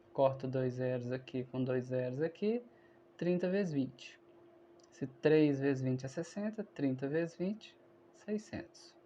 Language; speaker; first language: Portuguese; native; Portuguese